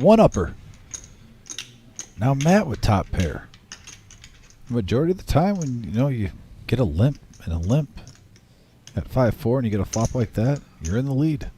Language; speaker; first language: English; native; English